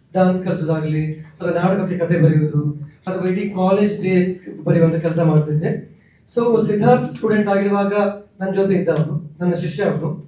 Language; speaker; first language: Kannada; non-native, local second language; Tulu